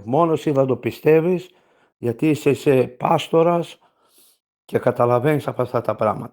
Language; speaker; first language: Greek; non-native, fluent; Bulgarian